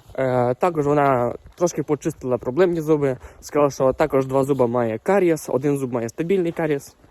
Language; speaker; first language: Ukrainian; native; Ukrainian